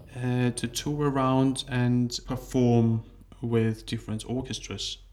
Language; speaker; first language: English; non-native, fluent; Georgian